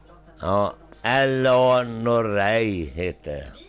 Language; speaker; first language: Swedish; non-native, local second language; Finnish